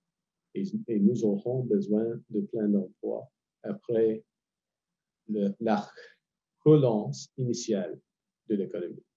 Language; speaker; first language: French; non-native, fluent; English